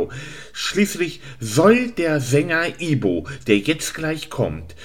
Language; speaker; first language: German; native; German